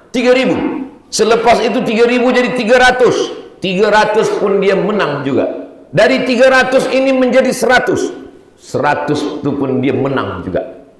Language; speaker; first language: Malay; native; Malay